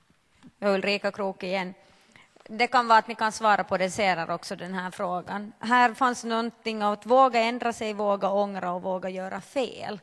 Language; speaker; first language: Swedish; native; Swedish